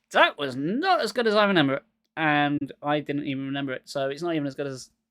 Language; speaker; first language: English; native; English